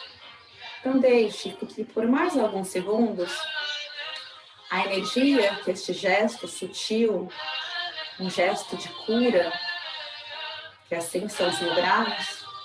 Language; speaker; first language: Portuguese; native; Portuguese